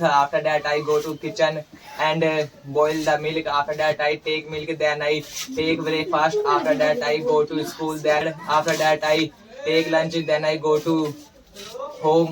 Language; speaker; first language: English; non-native, learner; Hindi